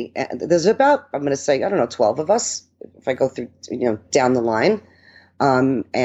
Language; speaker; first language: English; early bilingual, other home language; Italian